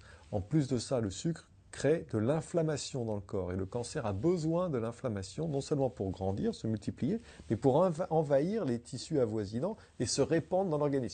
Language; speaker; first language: French; native; French